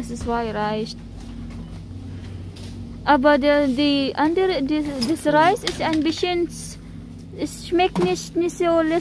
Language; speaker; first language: German; non-native, learner; Filipino